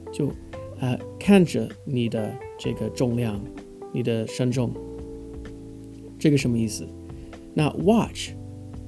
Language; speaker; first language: Chinese; non-native, fluent; English